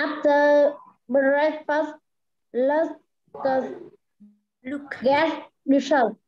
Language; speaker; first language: English; non-native, learner; Vietnamese